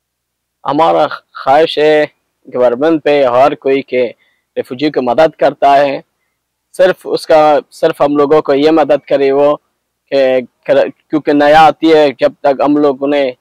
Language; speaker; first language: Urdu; non-native, learner; Pashto